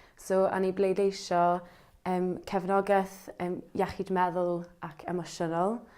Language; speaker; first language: Welsh; native; Welsh